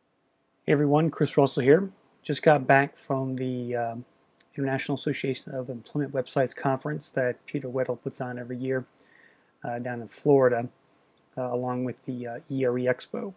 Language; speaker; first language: English; native; English